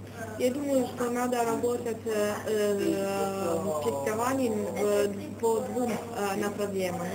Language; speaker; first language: Russian; non-native, fluent; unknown